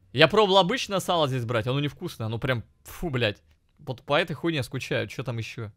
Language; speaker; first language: Russian; native; Russian